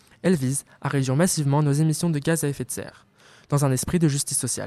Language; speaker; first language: French; native; French